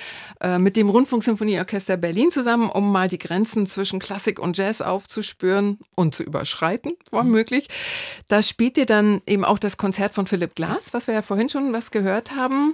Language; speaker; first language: German; native; German